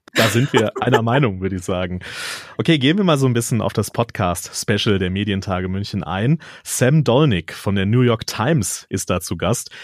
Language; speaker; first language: German; native; German